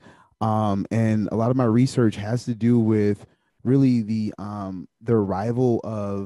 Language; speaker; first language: English; native; English